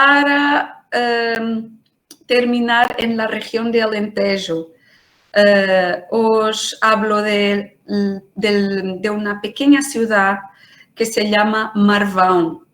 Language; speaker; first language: Spanish; non-native, fluent; Portuguese